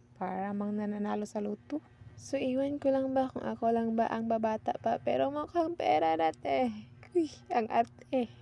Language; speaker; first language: Filipino; non-native, local second language; Cebuano